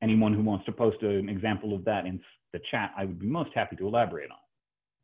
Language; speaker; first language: English; native; English